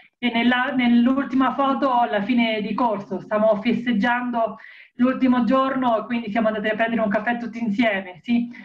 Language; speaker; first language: Italian; native; Italian